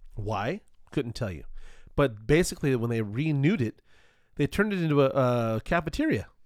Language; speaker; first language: English; early bilingual, other home language; Spanish